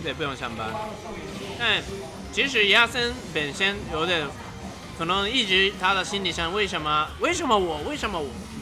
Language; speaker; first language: Chinese; non-native, fluent; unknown